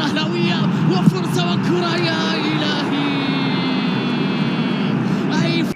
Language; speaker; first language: Arabic; native; Arabic